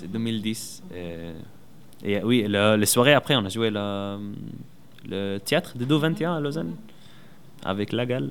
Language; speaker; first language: French; non-native, learner; Arabic